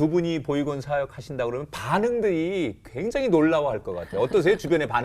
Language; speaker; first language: Korean; native; Korean